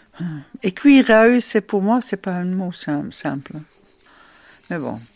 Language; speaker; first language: French; non-native, fluent; Dutch